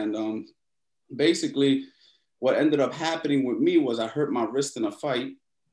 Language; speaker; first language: English; native; English